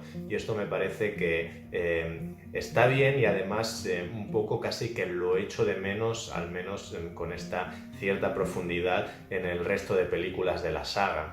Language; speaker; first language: Spanish; native; Spanish